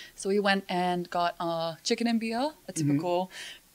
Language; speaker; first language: English; native; English